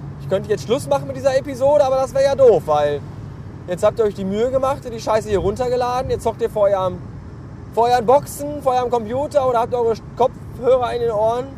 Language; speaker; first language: German; native; German